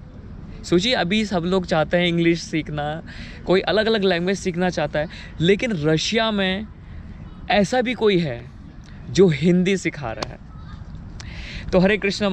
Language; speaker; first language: Hindi; native; Hindi